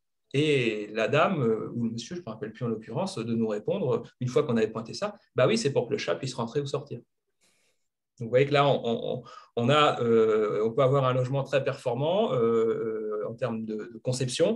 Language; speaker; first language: French; native; French